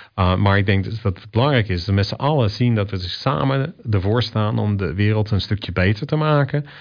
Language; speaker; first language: Dutch; native; Dutch